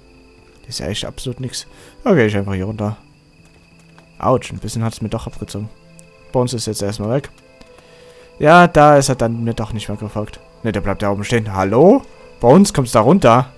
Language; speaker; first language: German; native; German